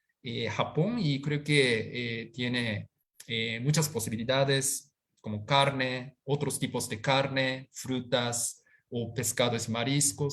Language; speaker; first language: Spanish; non-native, fluent; Japanese